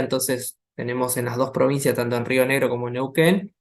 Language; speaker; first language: Spanish; native; Spanish